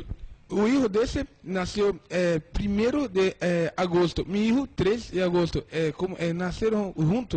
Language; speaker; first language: Spanish; non-native, learner; Portuguese